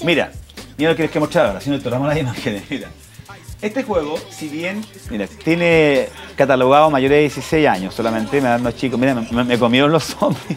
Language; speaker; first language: Spanish; native; Spanish